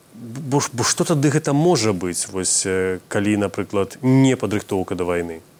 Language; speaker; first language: Belarusian; native; Belarusian